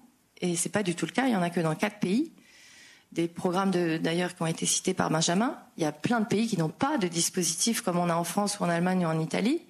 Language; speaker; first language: French; native; French